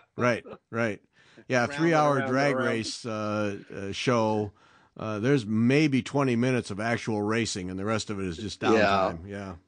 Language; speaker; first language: English; native; English